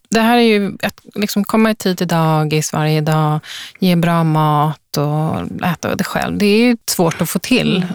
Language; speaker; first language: Swedish; native; Swedish